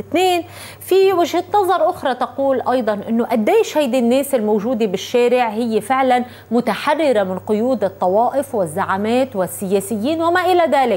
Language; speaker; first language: Arabic; native; Arabic